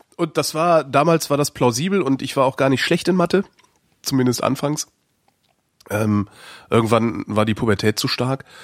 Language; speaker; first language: German; native; German